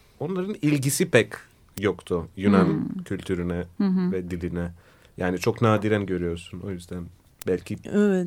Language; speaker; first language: Turkish; non-native, fluent; Greek